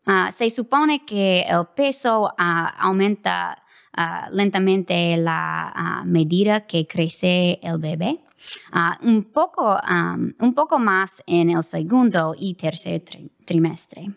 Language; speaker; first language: Spanish; non-native, fluent; English